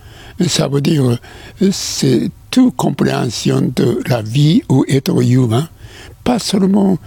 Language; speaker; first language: French; non-native, learner; Japanese